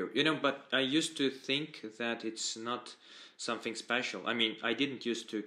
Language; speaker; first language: English; non-native, fluent; Russian